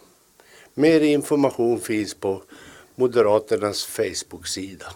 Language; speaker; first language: Swedish; native; Swedish